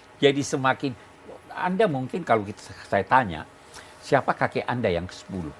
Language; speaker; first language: Indonesian; non-native, local second language; Buginese